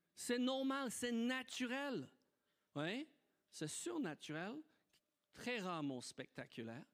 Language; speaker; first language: French; non-native, fluent; English